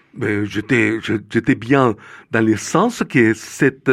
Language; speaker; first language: French; non-native, fluent; Spanish